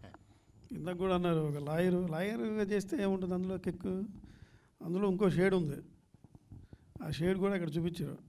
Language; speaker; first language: Telugu; native; Telugu